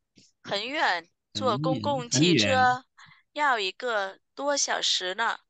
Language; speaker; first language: Chinese; non-native, fluent; Vietnamese